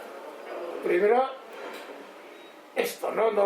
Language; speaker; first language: Spanish; non-native, learner; Japanese